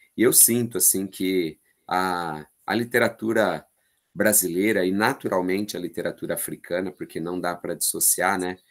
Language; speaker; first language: Portuguese; native; Portuguese